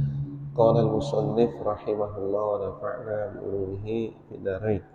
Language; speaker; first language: Arabic; non-native, fluent; Indonesian